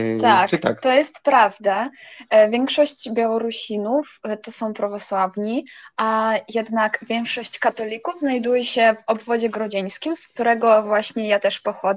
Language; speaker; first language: Polish; non-native, fluent; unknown